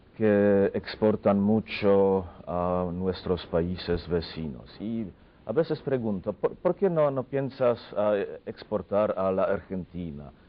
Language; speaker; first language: Spanish; non-native, fluent; Polish